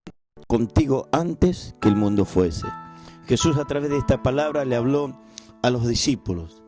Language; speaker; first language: Spanish; native; Spanish